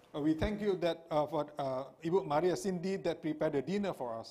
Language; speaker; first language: English; non-native, fluent; Indonesian